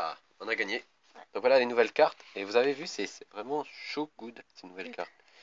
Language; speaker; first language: French; native; French